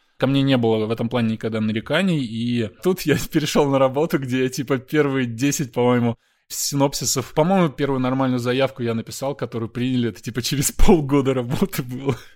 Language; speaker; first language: Russian; native; Russian